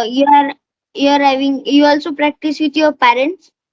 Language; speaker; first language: English; non-native, learner; Marathi